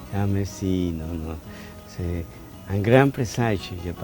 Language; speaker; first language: French; non-native, fluent; Spanish